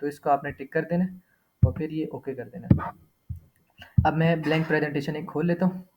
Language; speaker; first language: Urdu; native; Urdu